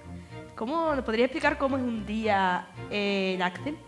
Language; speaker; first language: Spanish; native; Spanish